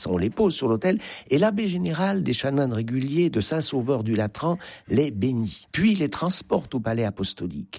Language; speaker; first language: French; native; French